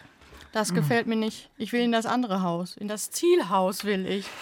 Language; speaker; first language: German; native; German